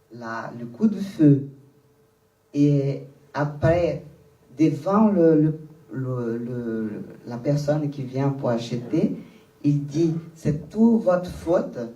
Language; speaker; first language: French; non-native, fluent; Portuguese